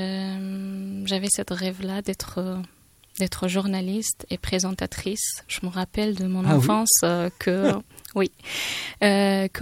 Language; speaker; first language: French; non-native, fluent; Persian